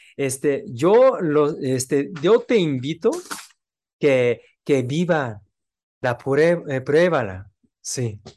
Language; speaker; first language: Spanish; non-native, fluent; Japanese